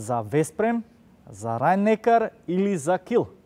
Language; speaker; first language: Macedonian; native; Macedonian